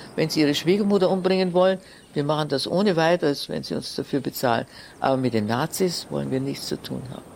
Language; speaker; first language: German; native; German